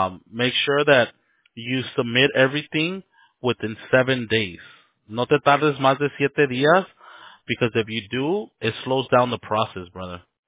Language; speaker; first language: English; early bilingual, other home language; Spanish